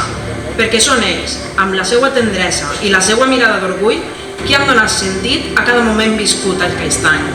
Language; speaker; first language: Catalan; native; Catalan